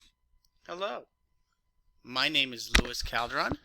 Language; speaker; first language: English; native; English